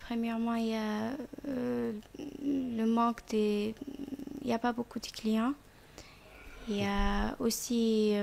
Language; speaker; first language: French; non-native, fluent; Arabic